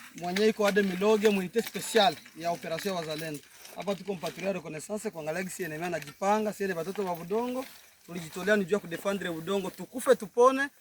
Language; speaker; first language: Swahili; native; Swahili